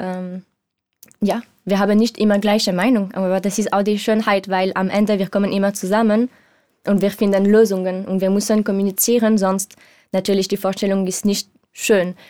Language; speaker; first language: German; non-native, learner; French